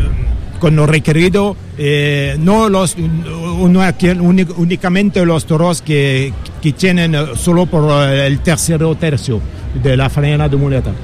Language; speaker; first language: Spanish; non-native, learner; French